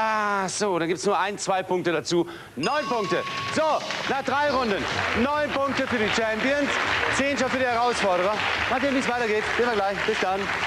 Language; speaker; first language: German; native; German